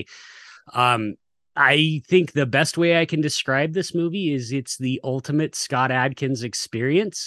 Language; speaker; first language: English; native; English